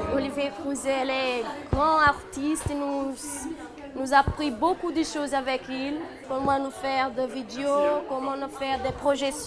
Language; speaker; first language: French; non-native, learner; Portuguese